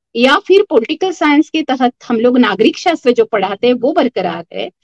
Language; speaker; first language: Hindi; non-native, local second language; Marathi